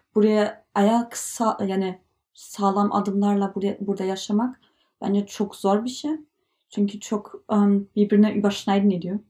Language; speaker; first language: Turkish; early bilingual, heritage; Turkish